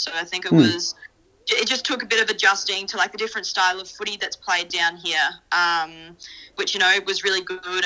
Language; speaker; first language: English; native; English